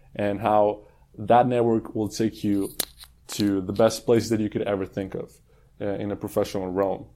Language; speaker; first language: English; non-native, fluent; Spanish